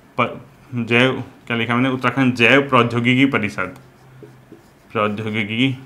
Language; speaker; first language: Hindi; native; Hindi